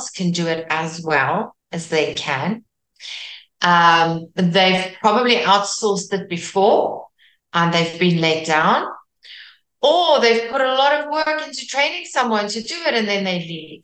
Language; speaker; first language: English; non-native, local second language; Afrikaans